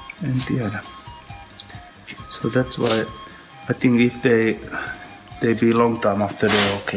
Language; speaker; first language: English; non-native, learner; Finnish